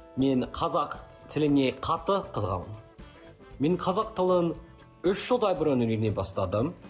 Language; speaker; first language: Kazakh; non-native, learner; English